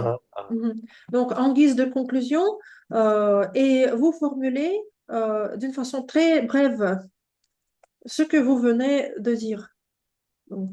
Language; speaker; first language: French; non-native, fluent; Russian